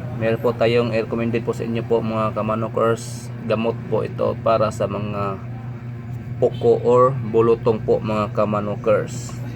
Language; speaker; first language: Filipino; native; Filipino